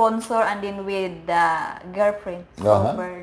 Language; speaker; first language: English; non-native, learner; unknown